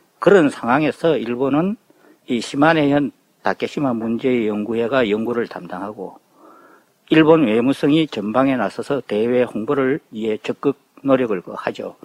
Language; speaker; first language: Korean; native; Korean